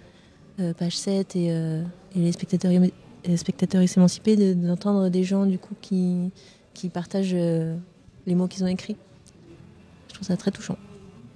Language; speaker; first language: French; native; French